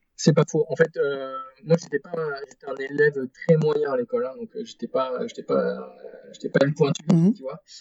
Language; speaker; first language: French; native; French